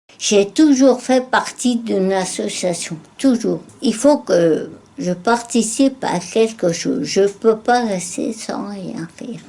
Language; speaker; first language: French; native; French